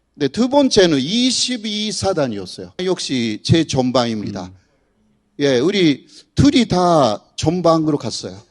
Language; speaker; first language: Korean; non-native, fluent; Japanese